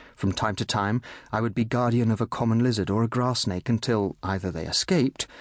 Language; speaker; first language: English; native; English